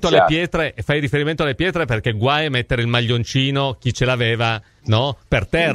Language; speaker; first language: Italian; native; Italian